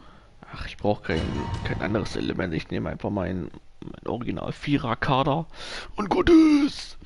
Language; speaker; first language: German; native; German